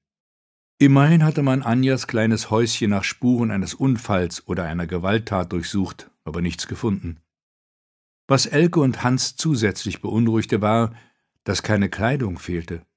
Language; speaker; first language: German; native; German